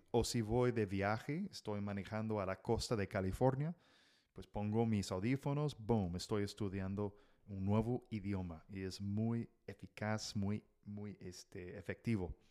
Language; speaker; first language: Spanish; non-native, fluent; English